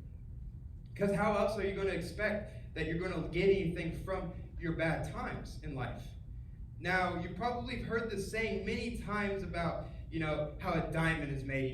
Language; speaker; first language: English; native; English